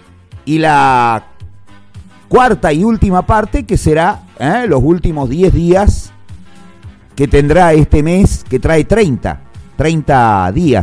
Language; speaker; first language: Spanish; native; Spanish